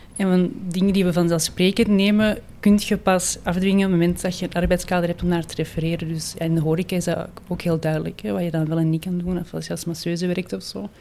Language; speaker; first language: Dutch; native; Dutch